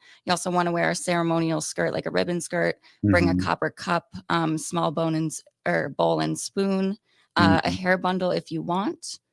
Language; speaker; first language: English; native; English